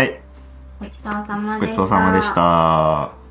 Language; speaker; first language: Japanese; native; Japanese